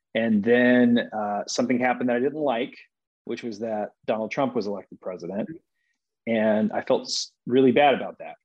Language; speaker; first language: English; native; English